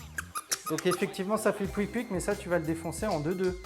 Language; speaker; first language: French; native; French